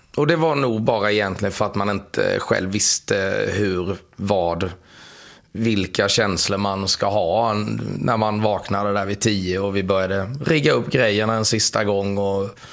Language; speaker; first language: Swedish; native; Swedish